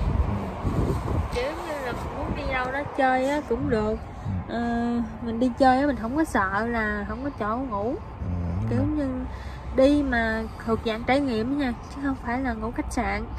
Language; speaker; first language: Vietnamese; native; Vietnamese